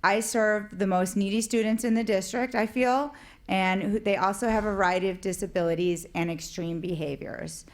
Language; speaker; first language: English; native; English